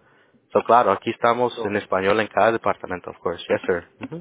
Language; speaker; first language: Spanish; early bilingual, heritage; Spanish